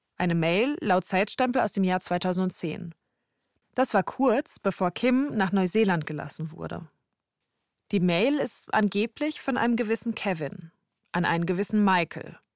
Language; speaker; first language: German; native; German